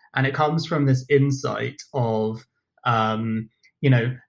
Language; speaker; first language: English; native; English